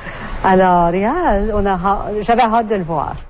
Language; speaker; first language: French; native; French